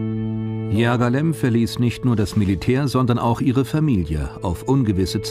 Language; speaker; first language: German; native; German